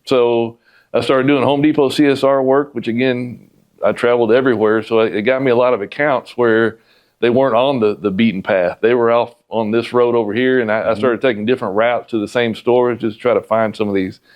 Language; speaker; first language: English; native; English